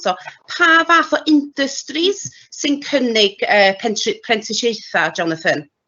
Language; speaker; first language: Welsh; native; Welsh